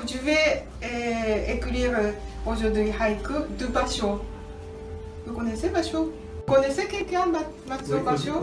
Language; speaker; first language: French; non-native, learner; Japanese